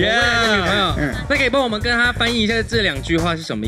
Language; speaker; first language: Chinese; native; Chinese